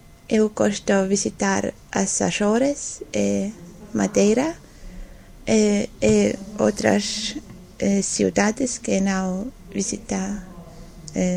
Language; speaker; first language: Portuguese; non-native, learner; Estonian